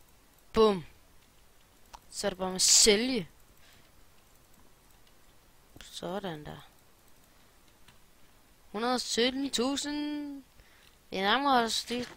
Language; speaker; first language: Danish; native; Danish